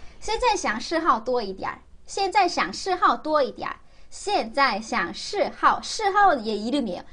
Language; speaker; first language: Chinese; non-native, fluent; Korean